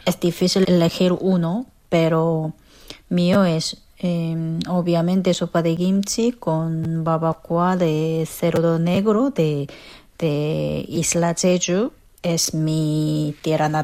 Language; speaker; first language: Spanish; non-native, fluent; Korean